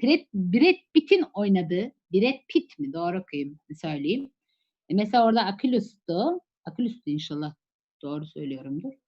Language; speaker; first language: Turkish; native; Turkish